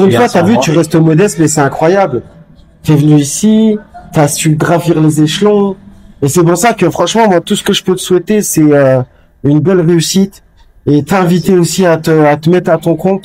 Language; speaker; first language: French; native; French